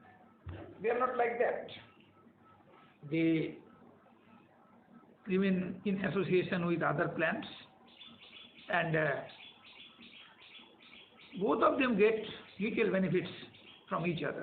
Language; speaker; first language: English; non-native, local second language; Bangla